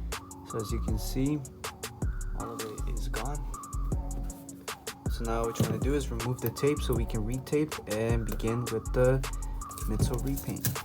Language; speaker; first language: English; native; English